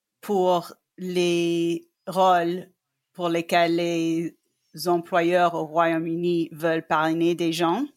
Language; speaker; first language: French; non-native, fluent; English